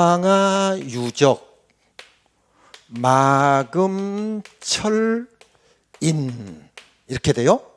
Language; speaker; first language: Korean; native; Korean